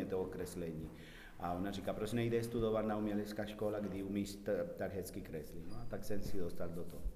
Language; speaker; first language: Czech; non-native, learner; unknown